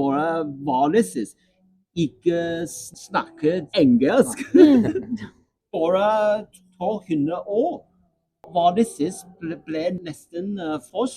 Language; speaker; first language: Norwegian; non-native, learner; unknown